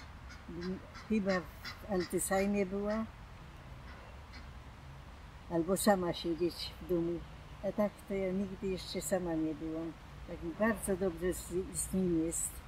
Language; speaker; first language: Polish; non-native, local second language; German